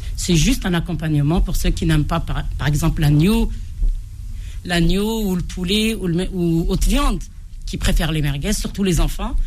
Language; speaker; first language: French; non-native, local second language; Arabic